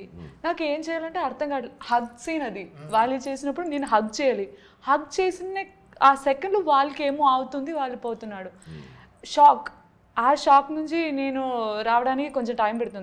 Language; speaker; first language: Telugu; non-native, learner; Malayalam